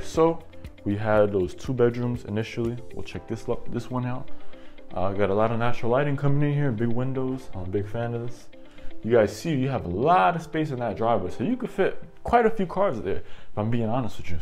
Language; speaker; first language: English; early bilingual, other home language; Spanish